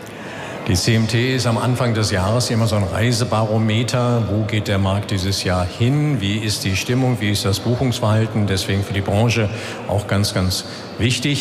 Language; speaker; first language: German; native; German